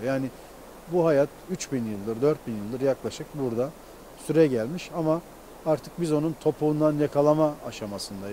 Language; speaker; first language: Turkish; native; Turkish